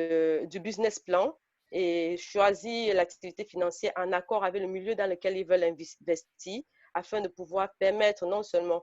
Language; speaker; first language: French; native; French